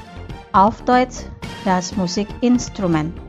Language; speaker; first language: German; non-native, fluent; Indonesian